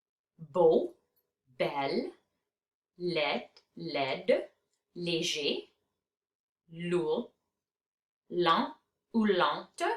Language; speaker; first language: French; non-native, fluent; English